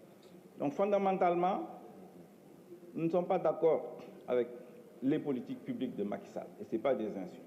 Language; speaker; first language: French; non-native, local second language; Wolof